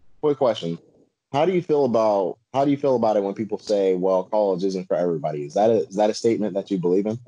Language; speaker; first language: English; native; English